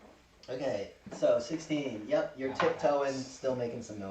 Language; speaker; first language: English; native; English